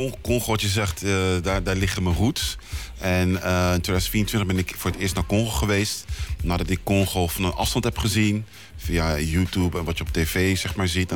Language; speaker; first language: Dutch; early bilingual, other home language; Lingala